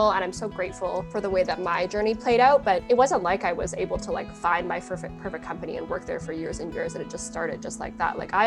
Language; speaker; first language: English; native; English